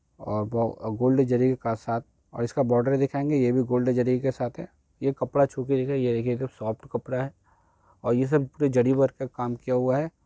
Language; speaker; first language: Hindi; native; Hindi